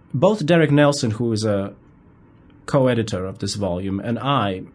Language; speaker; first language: English; non-native, fluent; Polish